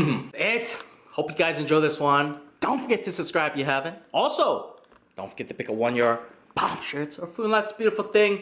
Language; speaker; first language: English; native; English